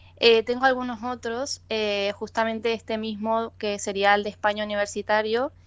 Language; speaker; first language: Spanish; native; Spanish